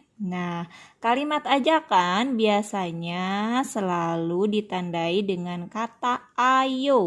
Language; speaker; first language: Indonesian; native; Indonesian